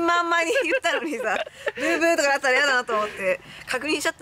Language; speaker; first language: Japanese; native; Japanese